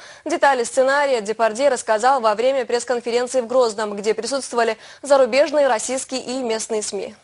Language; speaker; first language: Russian; native; Russian